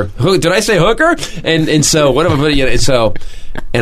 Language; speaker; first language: English; native; English